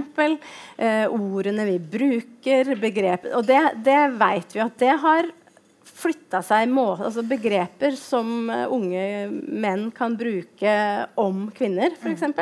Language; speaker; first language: Norwegian; native; Norwegian